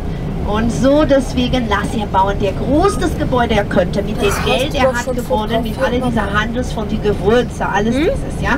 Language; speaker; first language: German; non-native, fluent; Portuguese